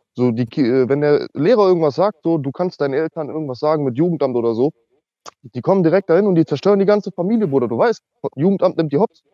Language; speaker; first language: German; native; German